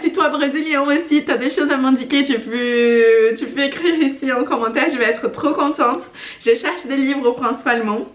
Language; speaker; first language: French; non-native, fluent; Portuguese